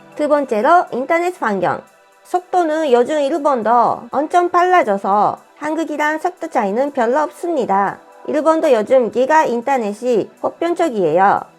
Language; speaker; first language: Korean; non-native, fluent; Japanese